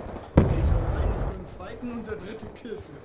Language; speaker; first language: German; native; German